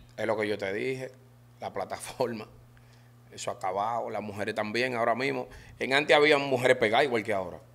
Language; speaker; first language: Spanish; native; Spanish